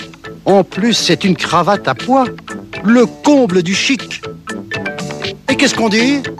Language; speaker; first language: French; native; French